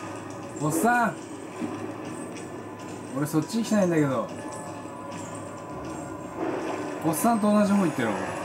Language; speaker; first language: Japanese; native; Japanese